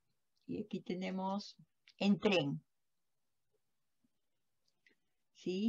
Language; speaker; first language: Spanish; non-native, fluent; German